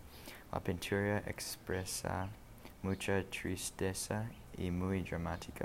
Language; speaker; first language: Spanish; non-native, learner; English